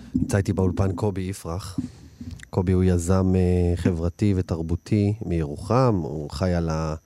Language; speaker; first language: Hebrew; native; Hebrew